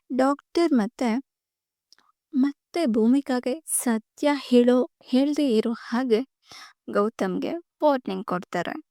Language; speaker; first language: Kannada; native; Kannada